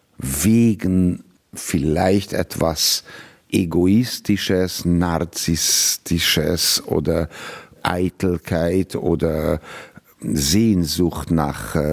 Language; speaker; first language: German; non-native, fluent; Hungarian